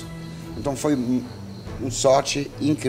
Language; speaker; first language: Portuguese; non-native, fluent; French